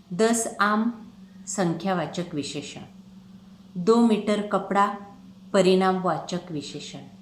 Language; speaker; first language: Hindi; non-native, local second language; Marathi